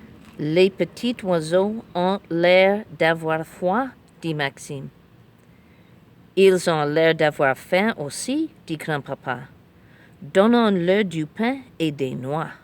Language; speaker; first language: French; non-native, fluent; English